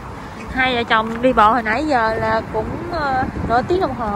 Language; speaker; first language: Vietnamese; native; Vietnamese